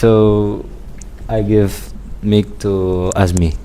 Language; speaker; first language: English; non-native, learner; Indonesian